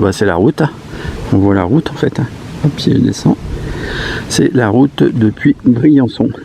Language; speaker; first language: French; native; French